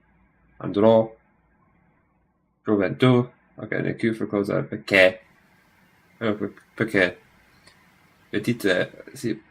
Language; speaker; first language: Italian; non-native, learner; English